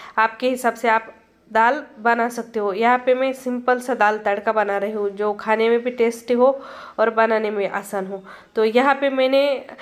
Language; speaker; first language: Hindi; non-native, local second language; Marathi